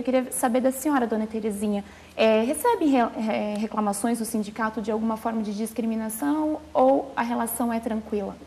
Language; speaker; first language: Portuguese; native; Portuguese